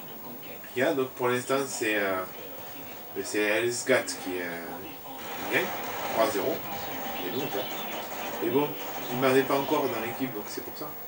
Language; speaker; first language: French; native; French